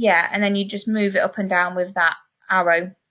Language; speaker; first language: English; native; English